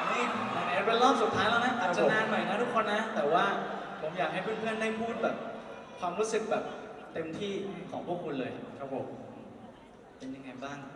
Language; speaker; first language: Thai; native; Thai